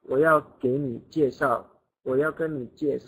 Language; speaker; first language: Chinese; non-native, fluent; Indonesian